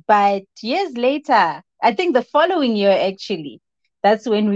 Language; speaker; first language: English; non-native, local second language; Zulu